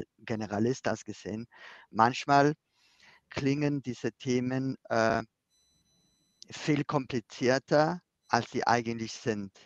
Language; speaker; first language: German; non-native, fluent; Spanish